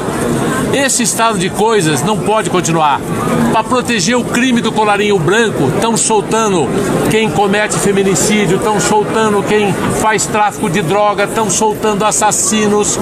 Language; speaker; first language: Portuguese; native; Portuguese